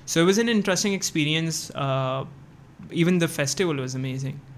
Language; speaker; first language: English; early bilingual, other home language; Urdu